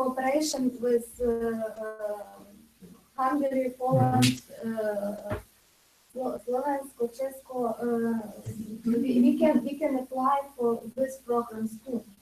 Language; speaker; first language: English; non-native, learner; Ukrainian